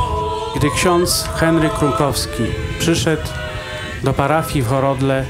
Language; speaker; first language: Polish; native; Polish